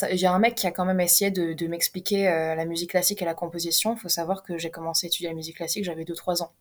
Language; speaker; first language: French; native; French